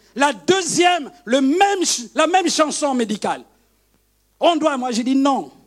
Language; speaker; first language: French; non-native, local second language; Lingala